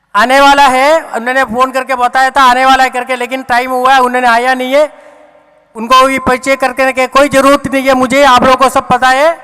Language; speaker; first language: Hindi; non-native, local second language; Malayalam